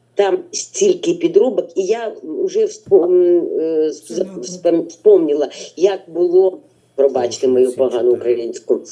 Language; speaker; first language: Ukrainian; non-native, local second language; Russian